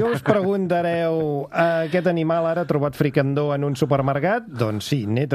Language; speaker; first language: Catalan; native; Catalan